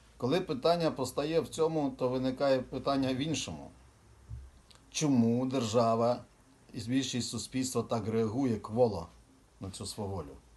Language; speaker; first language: Ukrainian; native; Ukrainian